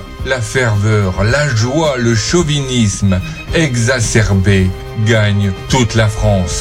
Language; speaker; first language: French; native; French